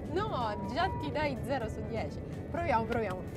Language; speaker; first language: Italian; native; Italian